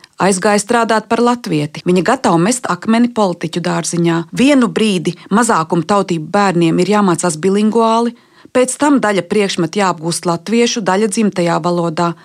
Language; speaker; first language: Latvian; native; Latvian